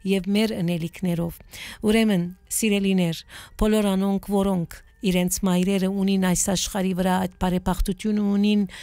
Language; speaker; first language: Armenian; native; Armenian